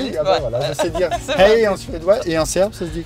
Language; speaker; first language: French; native; French